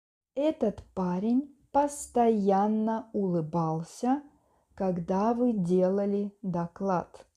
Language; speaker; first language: Russian; non-native, fluent; Spanish